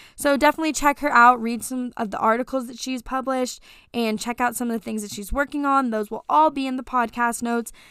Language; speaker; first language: English; native; English